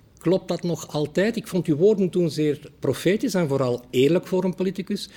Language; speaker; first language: Dutch; native; Dutch